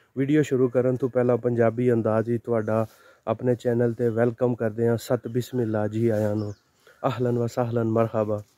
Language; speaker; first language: Punjabi; non-native, local second language; Pahari-Potwari